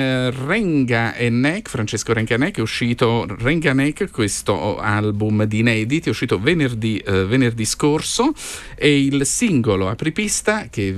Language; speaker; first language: Italian; native; Italian